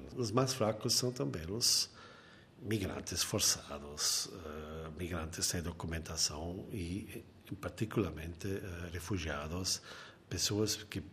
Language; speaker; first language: Portuguese; non-native, fluent; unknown